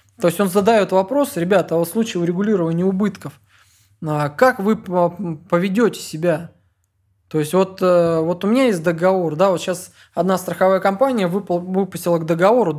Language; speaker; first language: Russian; native; Russian